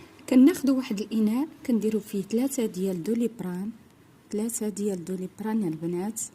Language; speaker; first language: Arabic; native; Arabic